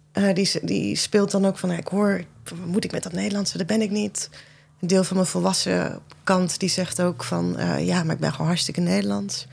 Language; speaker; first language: Dutch; early bilingual, other home language; Persian